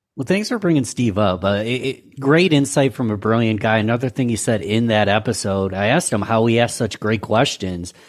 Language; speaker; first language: English; native; English